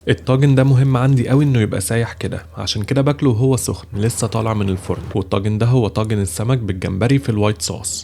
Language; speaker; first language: Arabic; native; Arabic